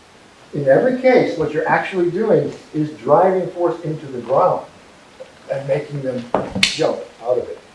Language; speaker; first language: English; native; English